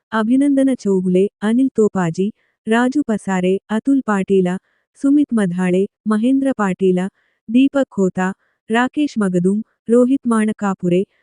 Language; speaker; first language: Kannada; non-native, local second language; Marathi